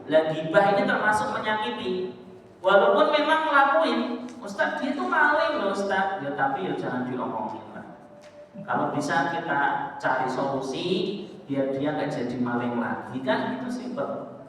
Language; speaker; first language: Indonesian; native; Indonesian